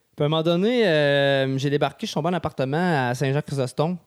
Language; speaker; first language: French; native; French